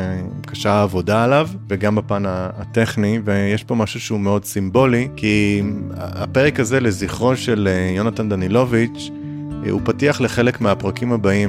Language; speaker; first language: Hebrew; native; Hebrew